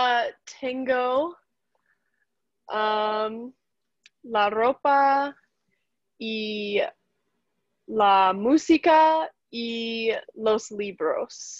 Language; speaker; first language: Spanish; non-native, learner; English